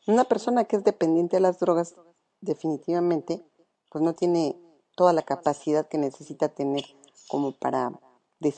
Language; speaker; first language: Spanish; native; Spanish